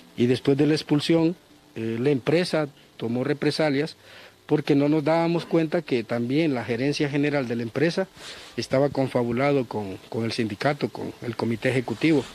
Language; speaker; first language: Spanish; native; Spanish